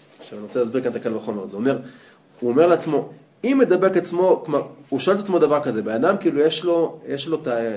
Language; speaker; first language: Hebrew; native; Hebrew